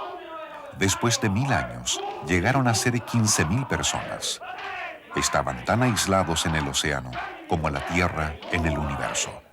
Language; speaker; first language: Spanish; native; Spanish